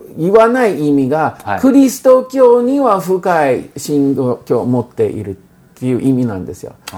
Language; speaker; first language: Japanese; non-native, fluent; English